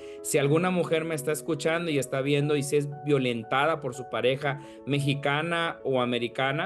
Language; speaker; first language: Spanish; native; Spanish